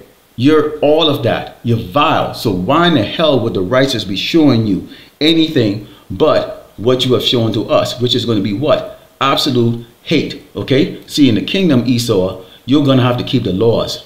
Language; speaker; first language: English; native; English